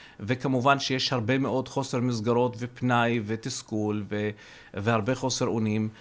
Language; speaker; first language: Hebrew; non-native, local second language; Arabic